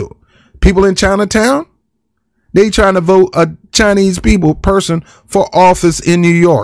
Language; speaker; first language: English; native; English